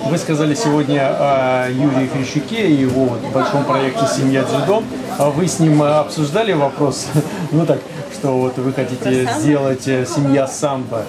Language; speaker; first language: Russian; native; Russian